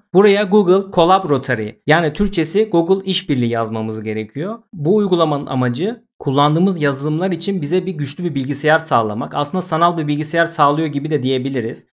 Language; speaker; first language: Turkish; native; Turkish